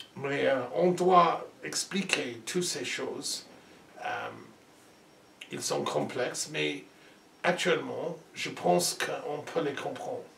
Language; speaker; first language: French; non-native, learner; English